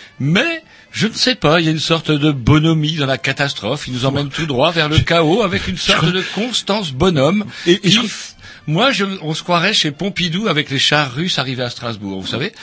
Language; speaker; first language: French; native; French